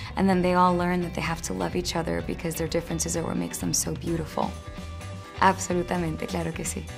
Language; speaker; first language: English; early bilingual, other home language; Spanish